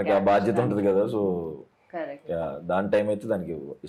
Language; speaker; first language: Telugu; native; Telugu